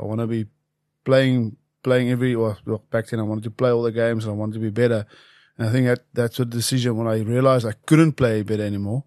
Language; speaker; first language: English; non-native, local second language; Afrikaans